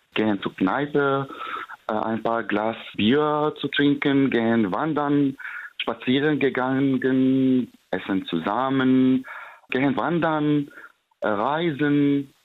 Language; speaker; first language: German; non-native, fluent; Arabic